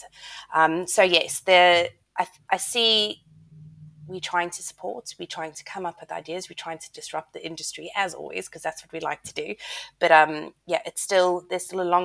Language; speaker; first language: English; native; English